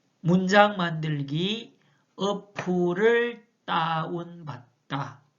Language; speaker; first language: Korean; non-native, fluent; Chinese